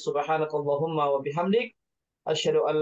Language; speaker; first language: Arabic; non-native, fluent; Indonesian